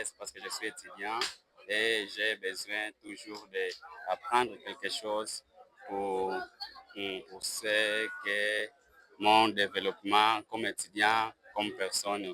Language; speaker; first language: French; non-native, learner; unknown